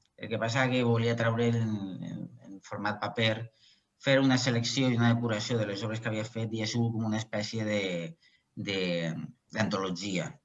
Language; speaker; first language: Catalan; non-native, local second language; Spanish